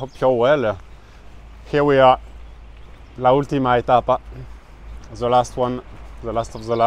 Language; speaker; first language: English; non-native, fluent; French